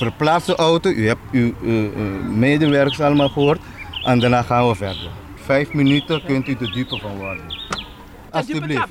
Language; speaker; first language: Dutch; non-native, local second language; Papiamento